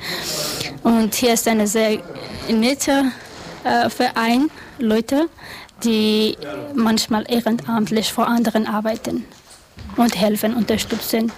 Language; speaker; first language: German; non-native, learner; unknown